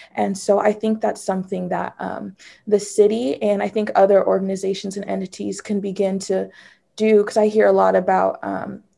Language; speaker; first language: English; native; English